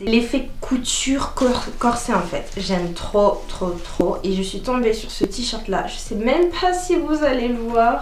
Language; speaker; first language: French; native; French